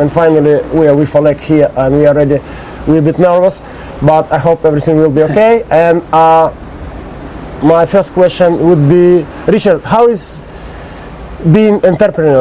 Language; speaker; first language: English; non-native, fluent; Russian